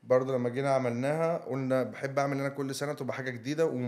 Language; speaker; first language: Arabic; native; Arabic